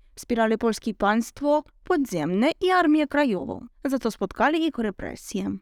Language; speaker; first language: Polish; non-native, learner; Ukrainian